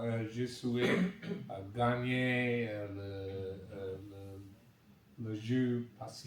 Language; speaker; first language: French; non-native, learner; English